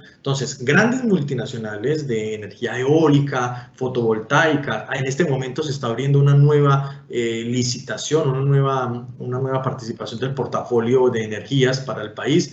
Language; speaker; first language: Spanish; native; Spanish